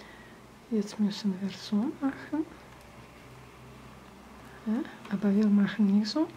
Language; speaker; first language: German; non-native, learner; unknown